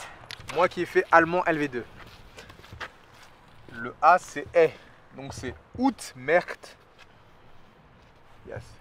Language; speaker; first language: French; native; French